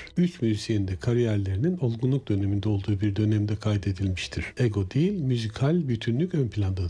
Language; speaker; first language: Turkish; native; Turkish